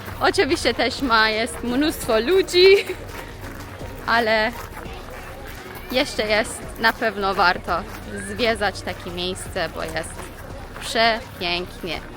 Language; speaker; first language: Polish; non-native, learner; Persian